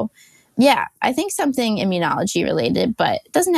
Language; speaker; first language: English; native; English